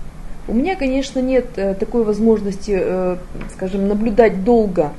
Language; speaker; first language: Russian; native; Russian